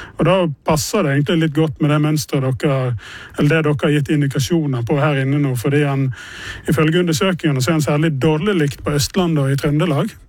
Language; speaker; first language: Norwegian; native; Norwegian